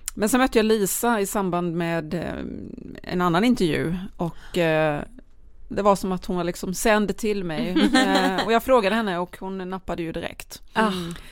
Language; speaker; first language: Swedish; native; Swedish